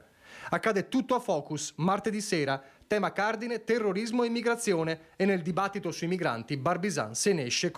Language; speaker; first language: Italian; native; Italian